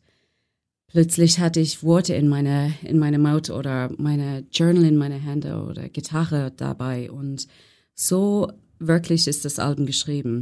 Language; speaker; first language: German; non-native, learner; English